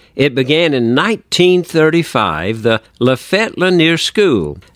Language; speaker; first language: English; native; English